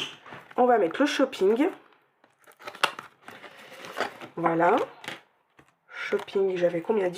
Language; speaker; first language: French; native; French